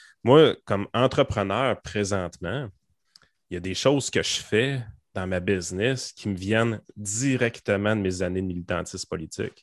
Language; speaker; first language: French; native; French